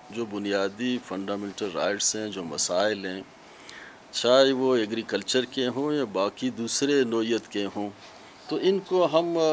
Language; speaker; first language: Urdu; non-native, local second language; Baluchi